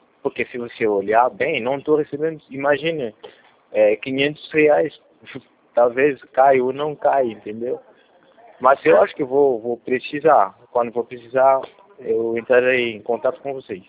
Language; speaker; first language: Portuguese; non-native, fluent; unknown